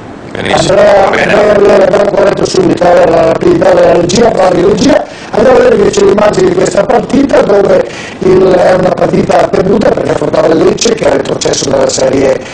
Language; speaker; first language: Italian; native; Italian